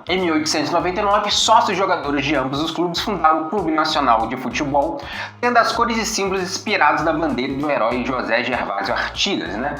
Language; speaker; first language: Portuguese; native; Portuguese